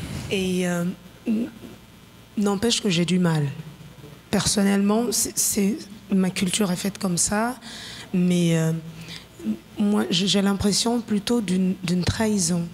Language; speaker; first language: French; non-native, local second language; Bambara